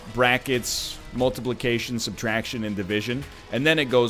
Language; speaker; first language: English; native; English